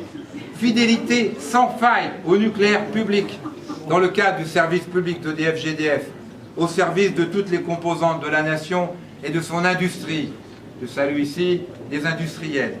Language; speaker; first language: French; native; French